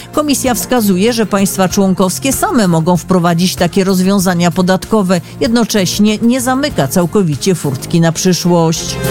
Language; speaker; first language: Polish; native; Polish